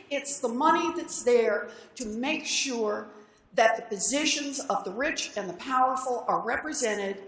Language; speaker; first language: English; native; English